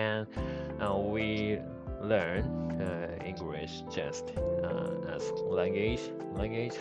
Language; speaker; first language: English; non-native, learner; Japanese